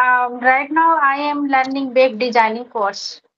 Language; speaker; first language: English; non-native, learner; Hindi